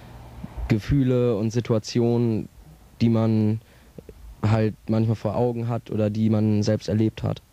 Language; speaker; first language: German; native; German